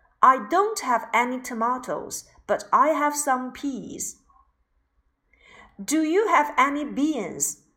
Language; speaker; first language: English; non-native, fluent; Chinese